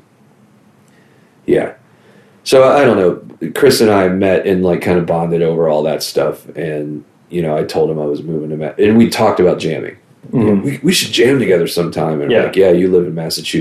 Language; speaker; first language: English; native; English